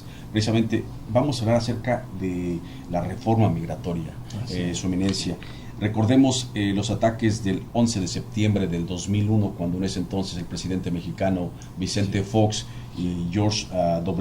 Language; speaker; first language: Spanish; native; Spanish